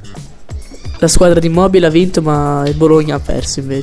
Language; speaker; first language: Italian; native; Italian